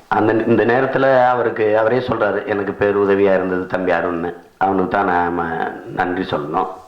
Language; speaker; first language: Tamil; native; Tamil